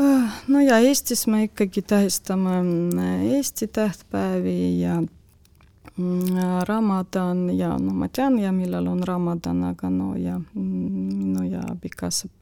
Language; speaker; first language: Estonian; non-native, local second language; Russian